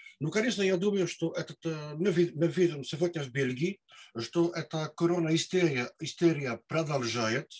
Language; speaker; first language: Russian; non-native, learner; Dutch